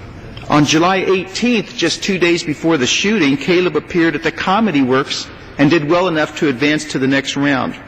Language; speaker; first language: English; native; English